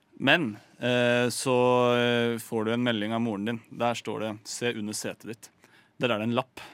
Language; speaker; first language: Norwegian; native; Norwegian